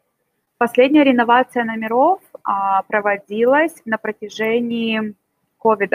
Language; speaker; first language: Russian; native; Russian